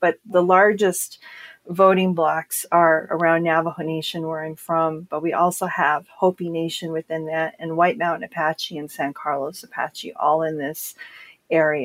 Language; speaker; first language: English; native; English